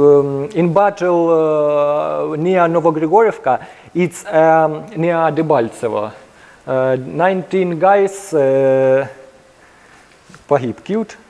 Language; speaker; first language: English; non-native, learner; Ukrainian